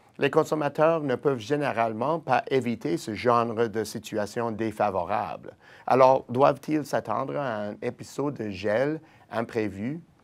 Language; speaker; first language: French; native; French